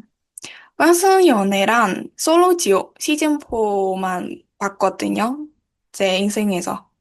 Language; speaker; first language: Korean; non-native, learner; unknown